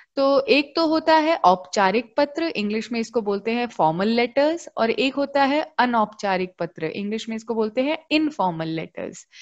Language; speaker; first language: Hindi; native; Hindi